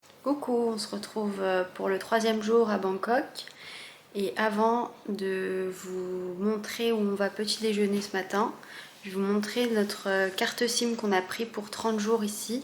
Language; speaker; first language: French; native; French